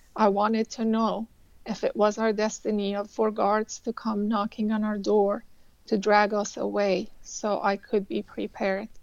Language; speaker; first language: English; early bilingual, other home language; Persian